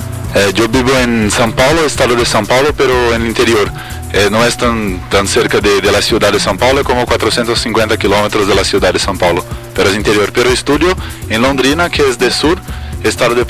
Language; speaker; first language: Spanish; non-native, learner; Portuguese